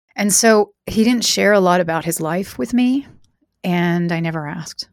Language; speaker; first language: English; native; English